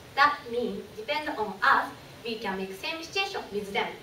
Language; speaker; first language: English; non-native, learner; Japanese